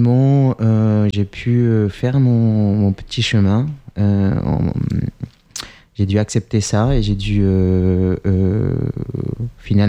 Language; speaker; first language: French; non-native, fluent; Spanish